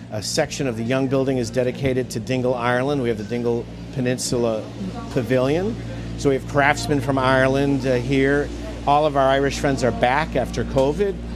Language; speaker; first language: English; native; English